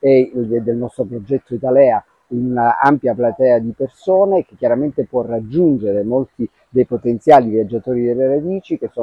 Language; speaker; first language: Italian; native; Italian